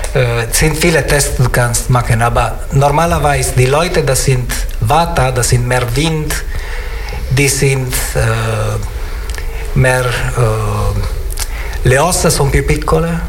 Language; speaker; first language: German; non-native, learner; Italian